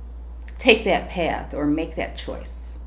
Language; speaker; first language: English; native; English